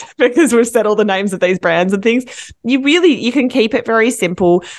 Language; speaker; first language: English; native; English